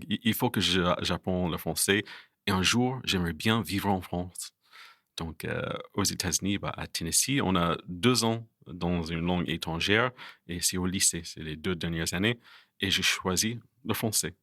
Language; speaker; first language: French; non-native, fluent; English